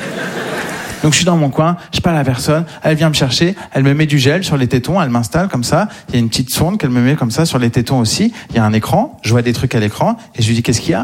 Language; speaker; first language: French; native; French